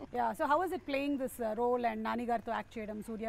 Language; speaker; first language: Telugu; native; Telugu